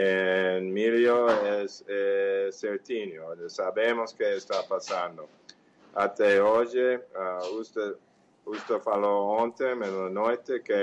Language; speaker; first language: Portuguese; non-native, fluent; English